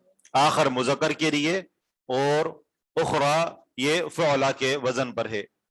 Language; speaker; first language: Urdu; native; Urdu